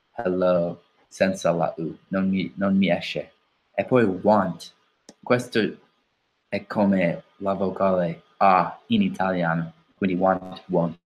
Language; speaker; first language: Italian; non-native, fluent; English